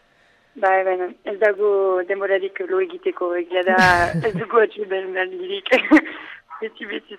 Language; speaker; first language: Basque; non-native, learner; French